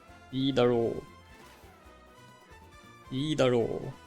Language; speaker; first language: Japanese; non-native, learner; English